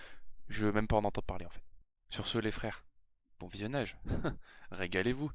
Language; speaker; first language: French; native; French